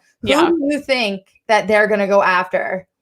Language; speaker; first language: English; native; English